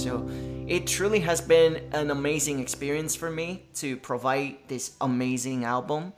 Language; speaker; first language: English; non-native, fluent; Spanish